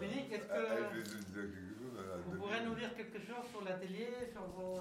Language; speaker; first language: French; native; French